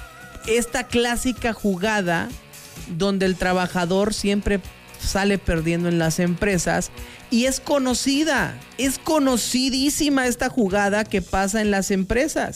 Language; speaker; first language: Spanish; native; Spanish